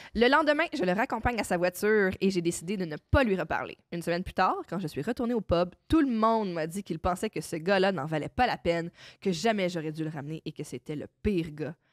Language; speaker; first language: French; native; French